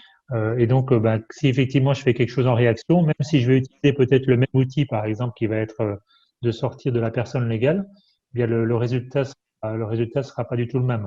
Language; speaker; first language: French; native; French